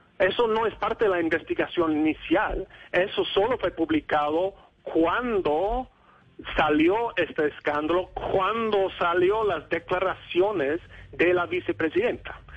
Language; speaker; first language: Spanish; non-native, fluent; English